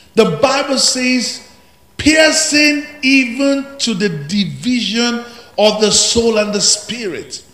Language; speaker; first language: English; non-native, local second language; Yoruba